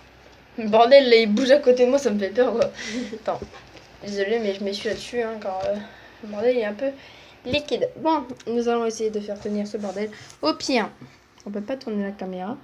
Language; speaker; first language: French; native; French